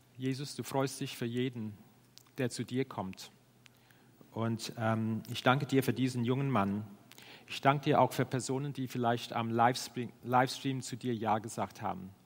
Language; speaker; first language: German; non-native, fluent; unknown